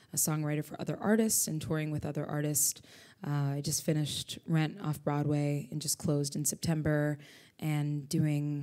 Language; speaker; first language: English; native; English